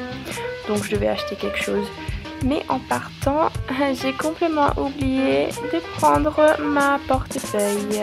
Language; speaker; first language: French; non-native, fluent; Finnish